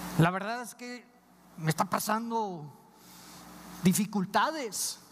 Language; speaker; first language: Spanish; non-native, fluent; English